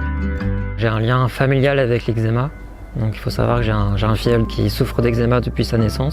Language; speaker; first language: French; native; French